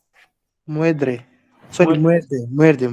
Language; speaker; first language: Spanish; non-native, learner; Hindi